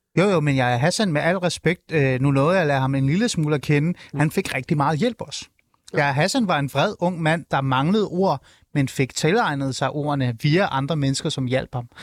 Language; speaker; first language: Danish; early bilingual, other home language; Persian